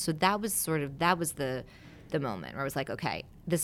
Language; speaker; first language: English; native; English